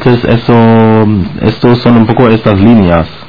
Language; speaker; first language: Spanish; non-native, fluent; German